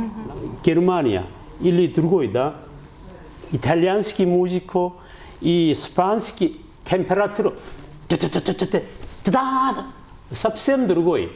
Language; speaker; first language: Russian; non-native, learner; Korean